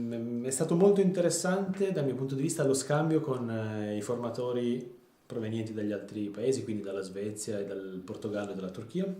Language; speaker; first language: Italian; native; Italian